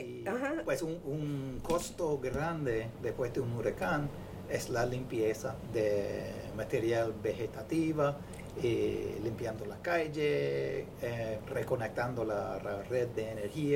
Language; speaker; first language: Spanish; non-native, fluent; English